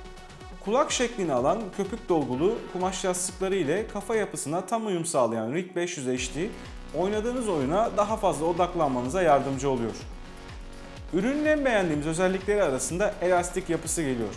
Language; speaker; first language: Turkish; native; Turkish